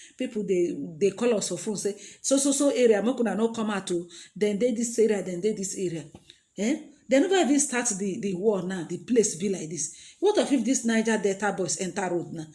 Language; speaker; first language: Nigerian Pidgin; native; Nigerian Pidgin